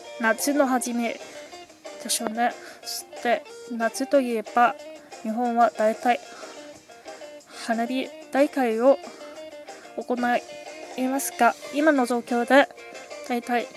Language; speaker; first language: Japanese; non-native, learner; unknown